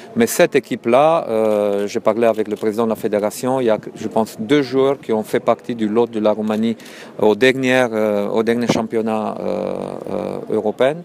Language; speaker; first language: French; non-native, fluent; Romanian